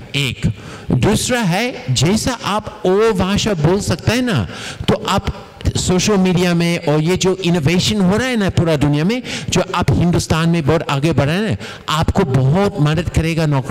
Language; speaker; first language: Hindi; non-native, fluent; Tamil